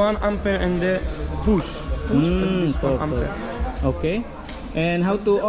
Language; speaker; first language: English; non-native, learner; Hebrew